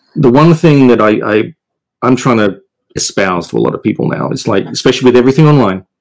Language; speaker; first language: English; native; English